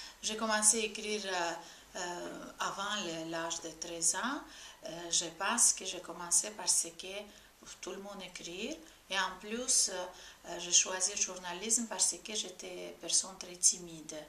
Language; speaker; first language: French; non-native, fluent; Georgian